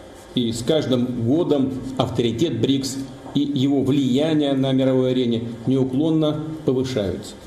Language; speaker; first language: Russian; native; Russian